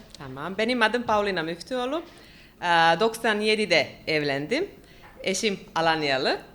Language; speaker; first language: Turkish; non-native, fluent; Finnish